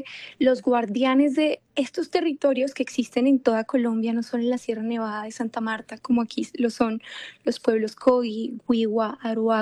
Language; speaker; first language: Spanish; native; Spanish